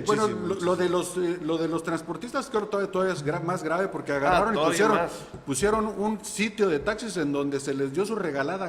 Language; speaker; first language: Spanish; native; Spanish